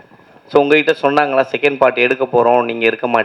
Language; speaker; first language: Tamil; native; Tamil